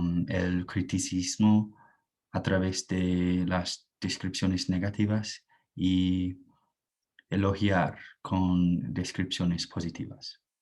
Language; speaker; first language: Spanish; non-native, fluent; English